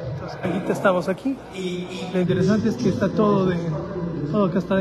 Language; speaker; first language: Spanish; native; Spanish